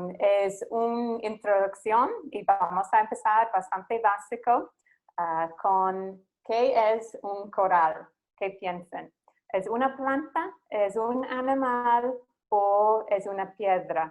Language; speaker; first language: Spanish; non-native, fluent; English